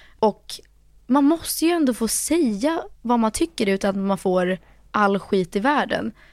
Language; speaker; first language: Swedish; early bilingual, heritage; Swedish